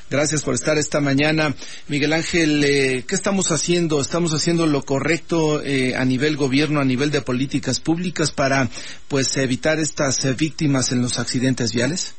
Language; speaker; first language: Spanish; native; Spanish